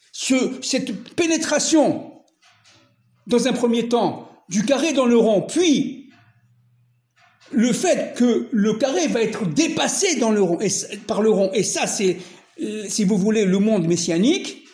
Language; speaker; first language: French; native; French